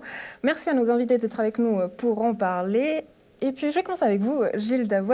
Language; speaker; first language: French; native; French